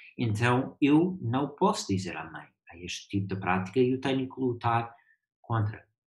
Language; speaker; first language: Portuguese; early bilingual, heritage; Portuguese